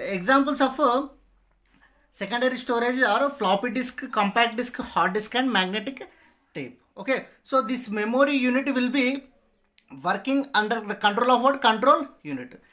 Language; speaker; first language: English; non-native, local second language; Telugu